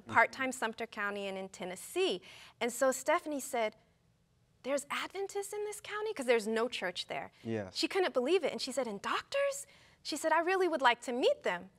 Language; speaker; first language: English; native; English